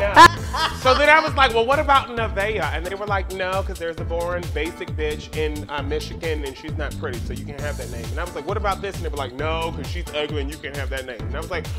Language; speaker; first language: English; native; English